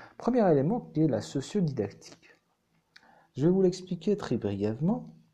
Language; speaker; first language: French; non-native, local second language; Arabic